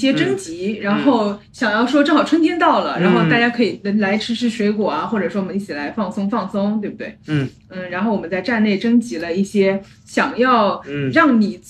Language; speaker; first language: Chinese; native; Chinese